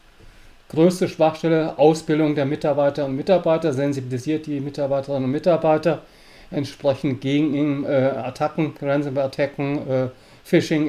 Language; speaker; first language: German; native; German